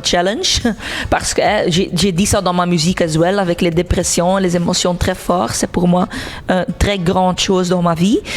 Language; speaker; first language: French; non-native, local second language; Dutch